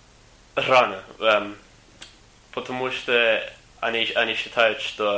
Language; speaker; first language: Russian; non-native, learner; English